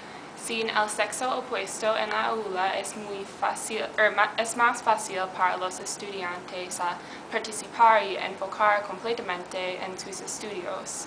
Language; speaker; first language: Spanish; non-native, learner; English